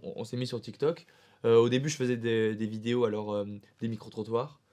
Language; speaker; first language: French; native; French